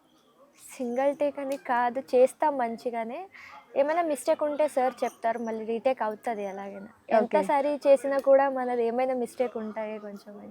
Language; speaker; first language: Telugu; non-native, learner; Kannada